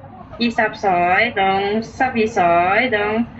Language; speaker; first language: Cantonese; non-native, learner; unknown